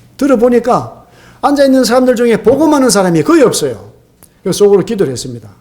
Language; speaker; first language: Korean; native; Korean